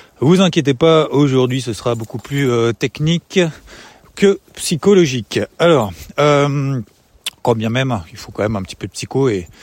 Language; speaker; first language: French; native; French